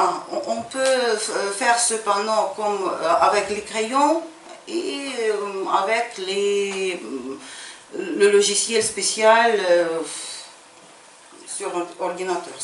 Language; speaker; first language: French; non-native, fluent; Ukrainian